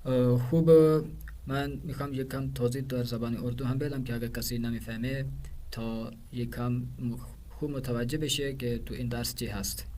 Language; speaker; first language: Persian; non-native, fluent; Urdu